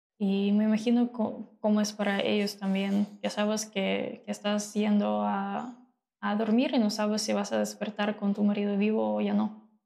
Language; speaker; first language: Spanish; non-native, fluent; Russian